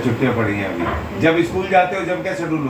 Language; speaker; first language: Hindi; native; Hindi